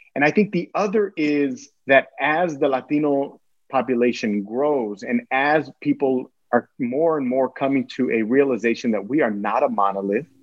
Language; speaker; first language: English; native; English